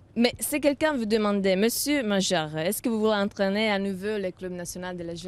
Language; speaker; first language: French; non-native, learner; Italian